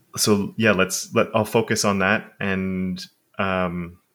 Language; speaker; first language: English; native; English